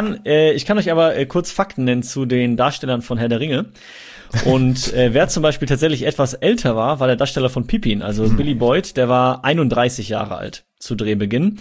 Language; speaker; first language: German; native; German